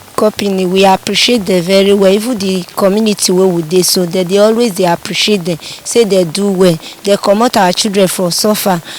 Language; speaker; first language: Nigerian Pidgin; non-native, local second language; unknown